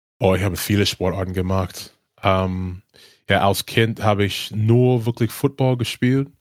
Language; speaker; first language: German; non-native, learner; English